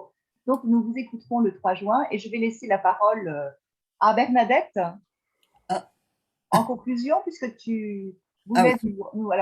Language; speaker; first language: French; native; French